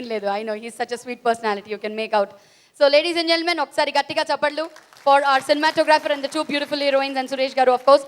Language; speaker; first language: Telugu; native; Telugu